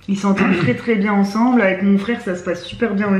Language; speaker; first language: French; native; French